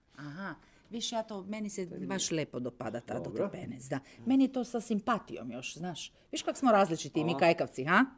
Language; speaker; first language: Croatian; native; Croatian